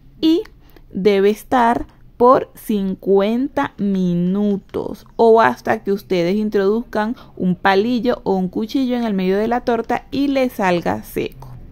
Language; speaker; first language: Spanish; native; Spanish